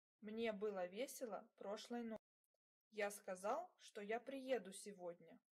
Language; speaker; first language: Russian; non-native, learner; English